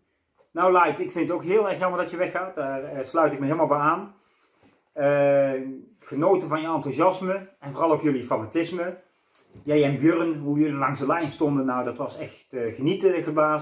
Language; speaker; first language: Dutch; native; Dutch